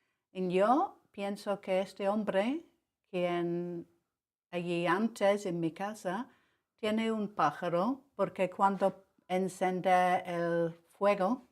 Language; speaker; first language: Spanish; non-native, learner; English